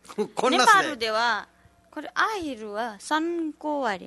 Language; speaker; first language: Japanese; non-native, learner; Nepali